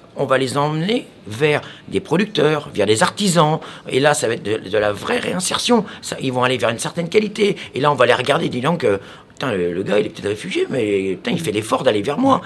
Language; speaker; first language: French; native; French